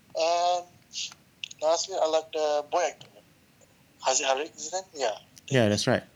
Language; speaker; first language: English; non-native, local second language; Malay